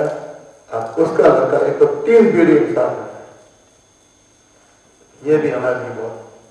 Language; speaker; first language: Hindi; native; Hindi